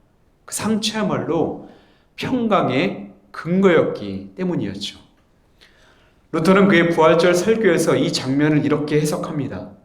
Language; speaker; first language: Korean; native; Korean